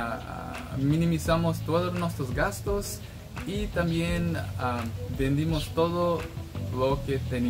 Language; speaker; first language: Spanish; non-native, fluent; English